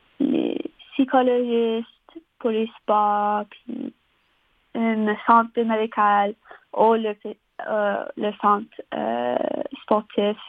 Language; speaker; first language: French; non-native, local second language; English